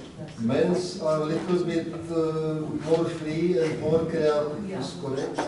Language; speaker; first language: English; non-native, learner; Czech